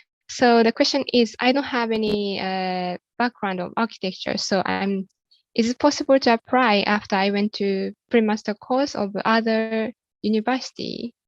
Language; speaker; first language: English; non-native, fluent; Japanese